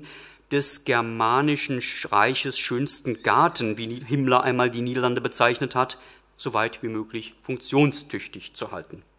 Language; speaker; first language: German; native; German